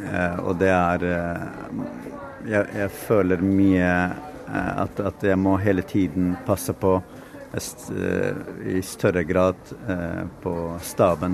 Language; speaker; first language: Norwegian; non-native, fluent; Kurdish